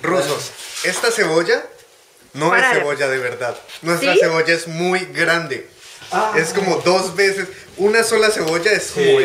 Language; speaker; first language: Spanish; native; Spanish